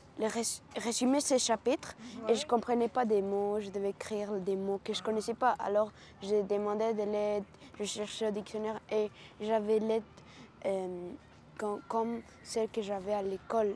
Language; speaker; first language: French; early bilingual, other home language; Spanish